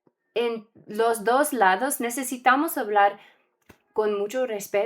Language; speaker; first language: Spanish; non-native, learner; English